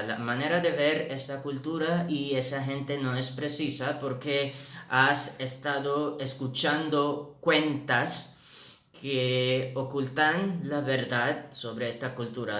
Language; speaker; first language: Spanish; non-native, fluent; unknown